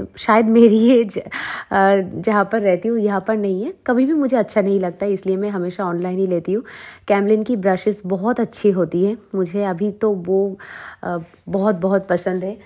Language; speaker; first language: Hindi; non-native, local second language; Bangla